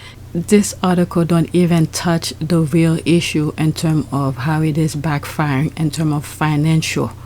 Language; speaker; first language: English; non-native, fluent; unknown